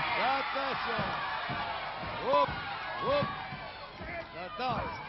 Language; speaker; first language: French; native; French